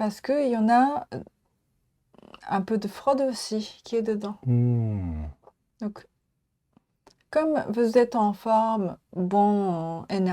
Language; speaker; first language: French; non-native, learner; Japanese